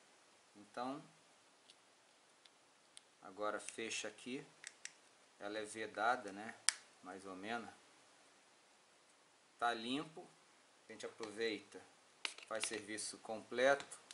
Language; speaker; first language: Portuguese; native; Portuguese